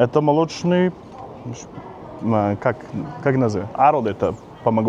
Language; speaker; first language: Russian; non-native, fluent; Mongolian